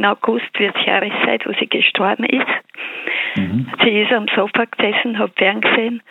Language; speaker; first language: German; native; German